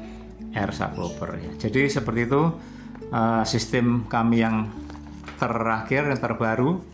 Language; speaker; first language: Indonesian; native; Indonesian